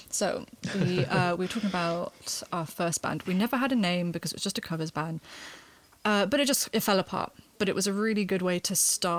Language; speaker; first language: English; native; English